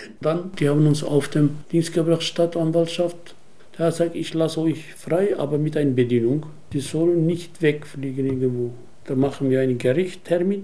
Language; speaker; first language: German; non-native, learner; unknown